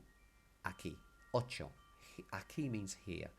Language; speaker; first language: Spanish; non-native, fluent; English